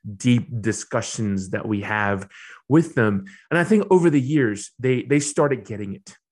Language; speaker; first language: English; early bilingual, other home language; Burmese